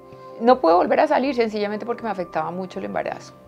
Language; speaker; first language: Spanish; native; Spanish